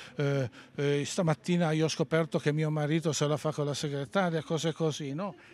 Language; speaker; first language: Italian; native; Italian